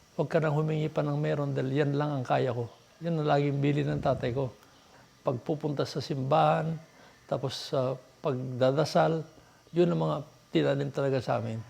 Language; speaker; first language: Filipino; non-native, local second language; Iloko